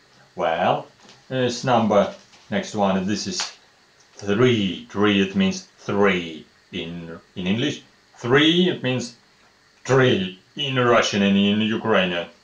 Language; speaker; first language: English; non-native, fluent; Russian